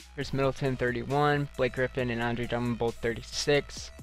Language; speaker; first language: English; native; English